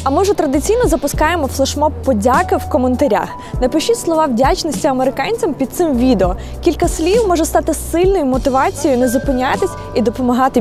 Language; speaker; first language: Ukrainian; native; Ukrainian